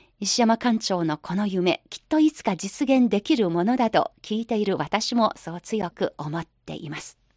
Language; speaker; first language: Japanese; non-native, fluent; Chinese